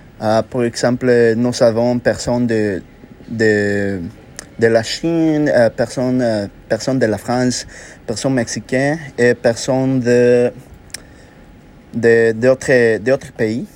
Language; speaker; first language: French; non-native, learner; Spanish